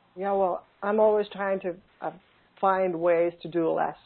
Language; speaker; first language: English; non-native, fluent; Finnish